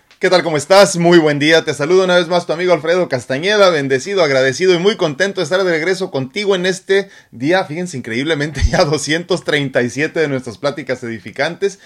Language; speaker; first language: Spanish; native; Spanish